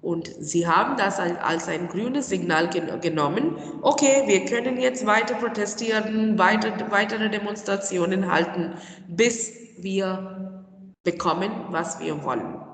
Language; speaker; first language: German; non-native, fluent; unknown